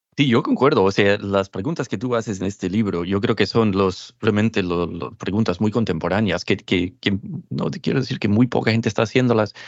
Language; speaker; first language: Spanish; non-native, fluent; English